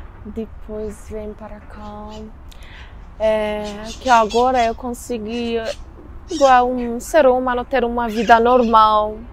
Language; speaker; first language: Portuguese; non-native, learner; Persian